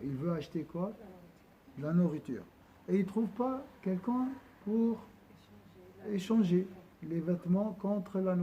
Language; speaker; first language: French; non-native, local second language; Arabic